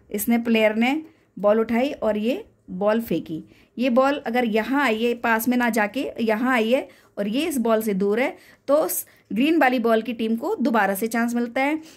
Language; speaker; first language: Hindi; native; Hindi